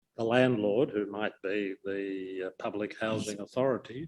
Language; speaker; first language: English; native; English